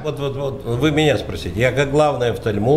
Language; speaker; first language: Russian; native; Russian